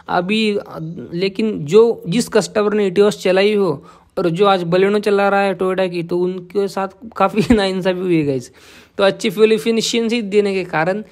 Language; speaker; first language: Hindi; non-native, local second language; Marathi